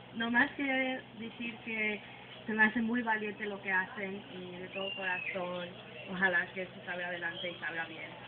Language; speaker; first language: Spanish; early bilingual, heritage; Spanish